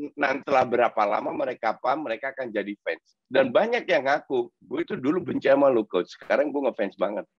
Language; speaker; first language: Indonesian; non-native, fluent; Dutch